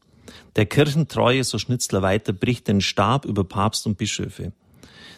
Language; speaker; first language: German; native; German